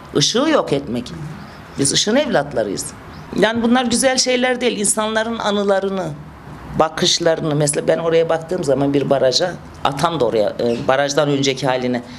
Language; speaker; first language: Turkish; native; Turkish